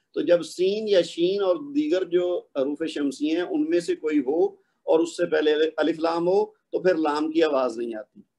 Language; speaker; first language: Urdu; native; Urdu